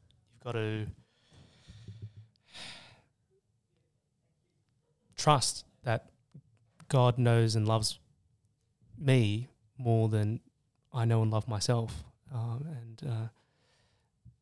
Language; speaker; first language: English; native; English